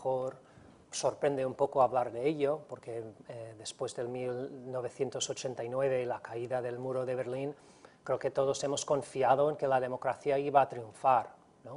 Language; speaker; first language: Spanish; non-native, fluent; English